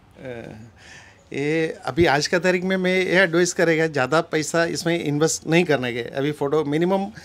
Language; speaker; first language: Hindi; non-native, local second language; Malayalam